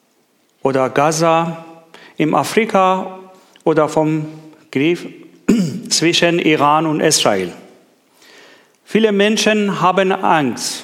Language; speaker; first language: German; non-native, learner; Persian